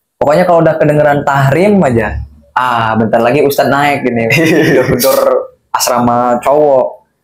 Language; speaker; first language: Indonesian; native; Indonesian